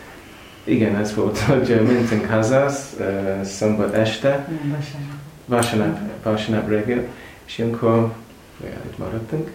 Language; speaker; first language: Hungarian; non-native, fluent; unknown